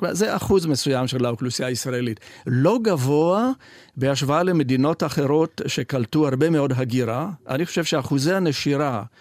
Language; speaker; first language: Hebrew; non-native, fluent; Italian